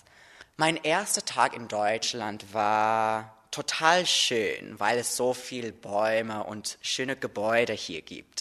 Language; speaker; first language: German; non-native, learner; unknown